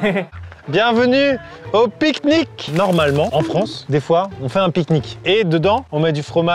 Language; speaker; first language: French; native; French